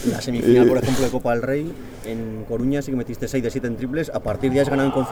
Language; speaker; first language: Spanish; native; Spanish